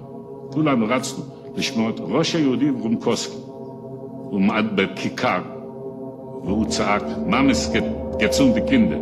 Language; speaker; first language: Hebrew; non-native, fluent; Yiddish